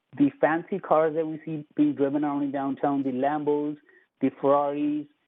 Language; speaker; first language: English; non-native, local second language; Punjabi